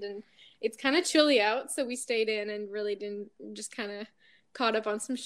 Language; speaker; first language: English; non-native, fluent; French